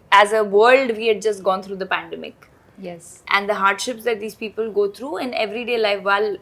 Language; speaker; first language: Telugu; non-native, fluent; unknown